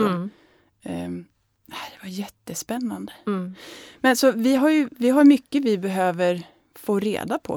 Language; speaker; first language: Swedish; native; Swedish